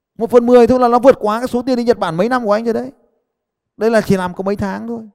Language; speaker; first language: Vietnamese; native; Vietnamese